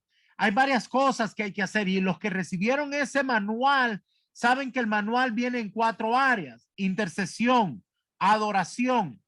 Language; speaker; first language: Spanish; native; Spanish